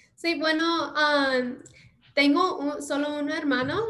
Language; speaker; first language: Spanish; early bilingual, other home language; English